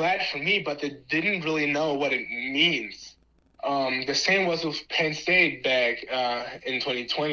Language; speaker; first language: English; non-native, fluent; German